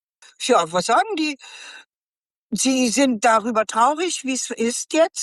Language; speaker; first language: German; native; German